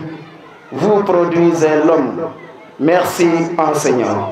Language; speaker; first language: French; non-native, local second language; Serer